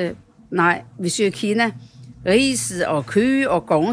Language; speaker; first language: Danish; non-native, learner; Chinese